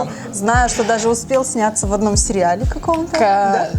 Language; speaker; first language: Russian; native; Russian